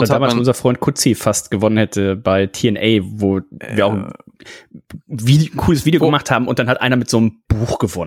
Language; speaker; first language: German; native; German